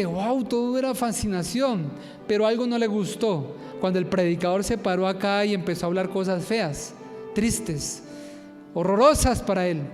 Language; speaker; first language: Spanish; native; Spanish